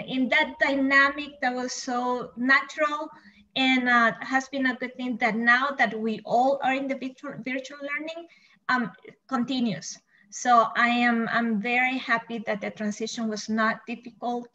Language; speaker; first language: English; non-native, fluent; Spanish